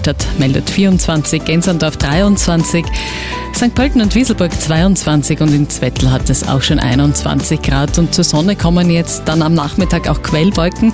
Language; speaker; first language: German; native; German